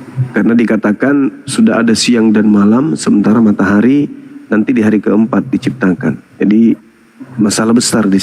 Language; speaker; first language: Indonesian; native; Indonesian